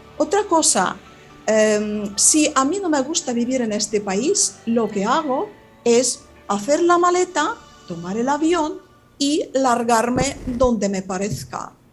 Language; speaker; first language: Spanish; non-native, fluent; Russian